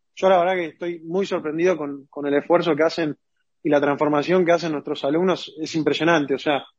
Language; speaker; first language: Spanish; native; Spanish